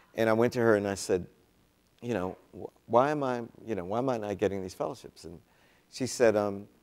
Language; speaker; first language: English; native; English